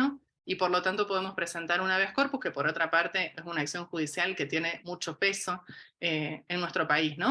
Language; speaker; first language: Spanish; native; Spanish